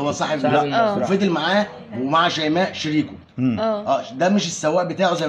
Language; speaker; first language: Arabic; native; Arabic